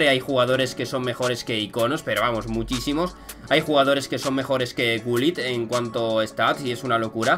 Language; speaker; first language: Spanish; native; Spanish